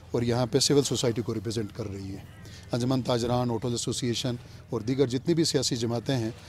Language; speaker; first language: Urdu; native; Urdu